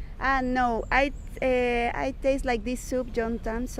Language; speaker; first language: English; non-native, fluent; Spanish